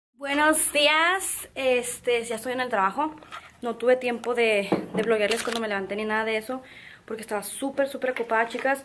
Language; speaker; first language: Spanish; early bilingual, heritage; Spanish